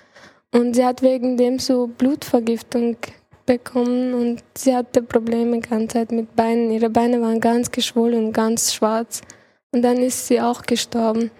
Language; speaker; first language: German; early bilingual, other home language; Chechen